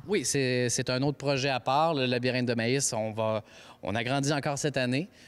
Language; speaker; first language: French; native; French